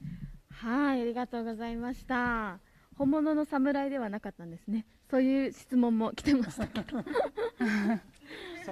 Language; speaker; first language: Japanese; native; Japanese